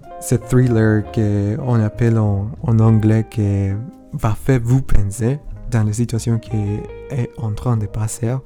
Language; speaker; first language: French; non-native, learner; Spanish